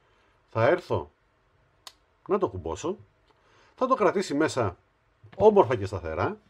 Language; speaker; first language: Greek; native; Greek